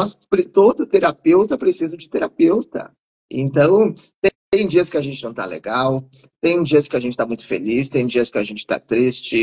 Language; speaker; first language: Portuguese; native; Portuguese